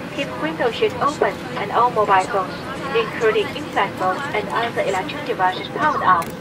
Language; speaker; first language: English; non-native, fluent; Chinese